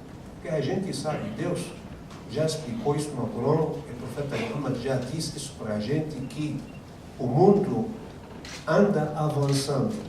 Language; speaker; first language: Portuguese; non-native, fluent; Arabic